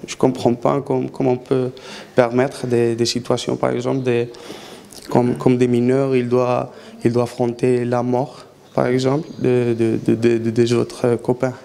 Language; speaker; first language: French; non-native, learner; Arabic